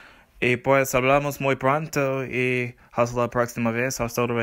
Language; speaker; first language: Spanish; non-native, learner; English